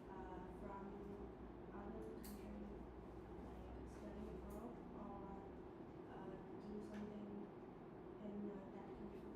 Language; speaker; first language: English; non-native, learner; Vietnamese